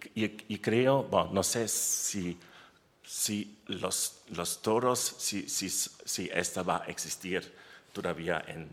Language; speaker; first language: Spanish; non-native, learner; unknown